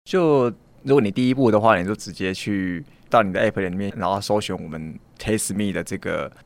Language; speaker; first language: Chinese; native; Chinese